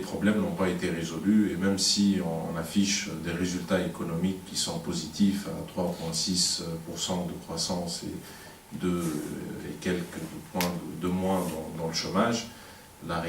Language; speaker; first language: French; non-native, local second language; Arabic